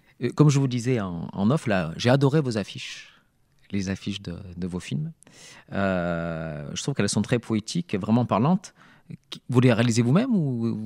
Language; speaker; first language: French; native; French